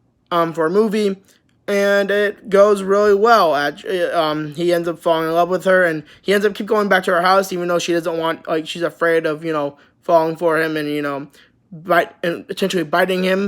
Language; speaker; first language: English; native; English